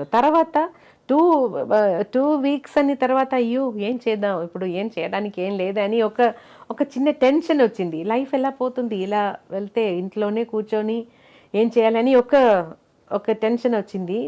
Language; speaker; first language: Telugu; non-native, local second language; Malayalam